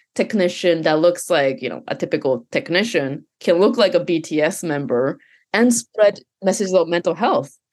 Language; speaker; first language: English; non-native, fluent; Japanese